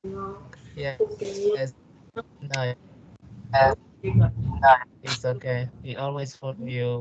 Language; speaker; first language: English; non-native, local second language; French